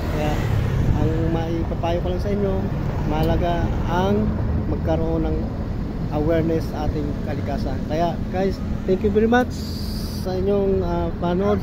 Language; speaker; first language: Filipino; non-native, local second language; Bikol